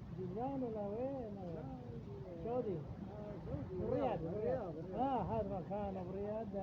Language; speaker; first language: Arabic; non-native, learner; Filipino